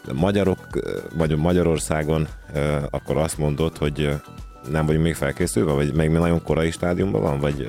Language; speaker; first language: Hungarian; native; Hungarian